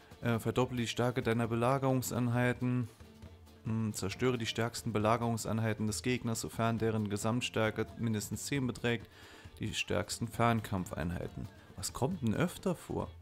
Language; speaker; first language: German; native; German